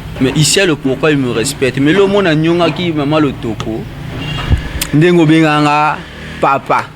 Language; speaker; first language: Lingala; native; Lingala